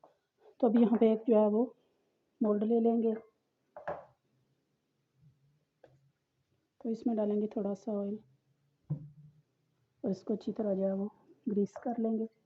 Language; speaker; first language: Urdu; non-native, local second language; Pahari-Potwari